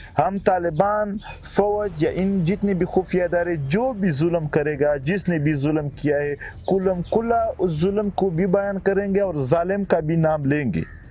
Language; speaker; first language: Urdu; non-native, local second language; Pashto